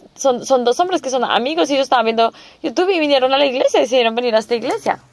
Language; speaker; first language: Spanish; non-native, fluent; Korean